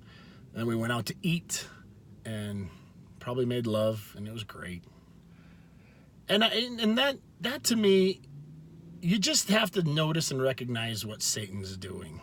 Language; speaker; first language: English; native; English